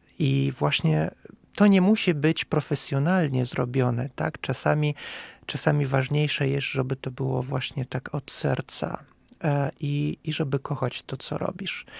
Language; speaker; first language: Polish; non-native, fluent; Russian